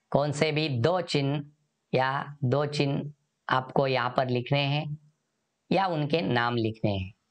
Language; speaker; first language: Hindi; non-native, local second language; Marathi